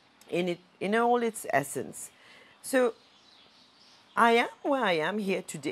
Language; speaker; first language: English; non-native, local second language; Morisyen